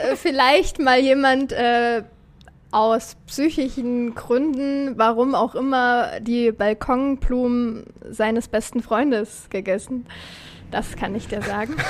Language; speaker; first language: German; native; German